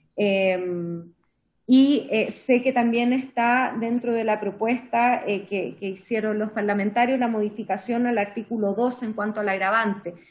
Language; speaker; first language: Spanish; native; Spanish